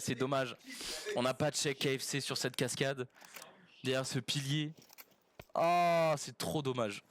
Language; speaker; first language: French; native; French